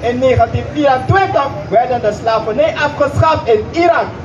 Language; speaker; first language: Dutch; non-native, local second language; Sranan Tongo